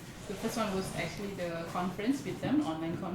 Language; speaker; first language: English; non-native, local second language; Malay